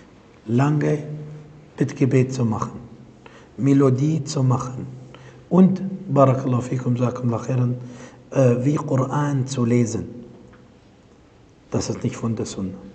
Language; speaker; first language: German; non-native, fluent; Arabic